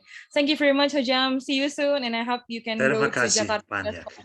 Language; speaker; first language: English; non-native, fluent; Indonesian